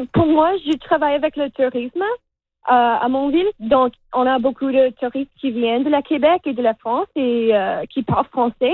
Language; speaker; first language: French; non-native, learner; English